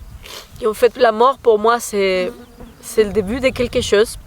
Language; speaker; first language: French; non-native, fluent; Spanish